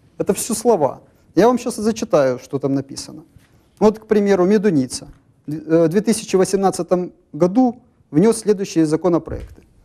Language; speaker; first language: Russian; native; Russian